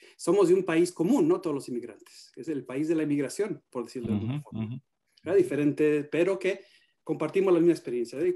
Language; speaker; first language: Spanish; native; Spanish